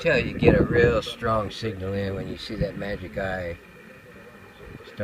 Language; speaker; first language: English; native; English